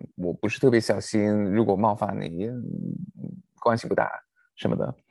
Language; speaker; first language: Chinese; non-native, fluent; English